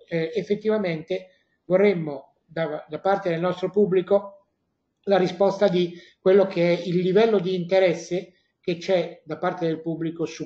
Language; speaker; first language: Italian; native; Italian